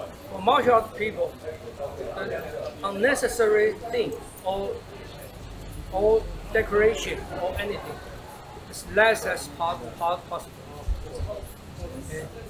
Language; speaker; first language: English; non-native, learner; Chinese